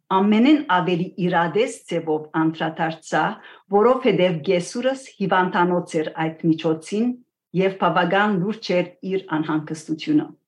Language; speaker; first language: Armenian; native; Armenian